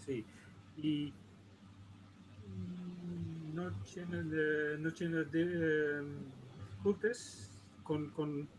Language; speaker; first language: Spanish; non-native, learner; Dutch